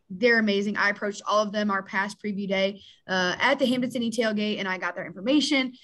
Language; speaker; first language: English; native; English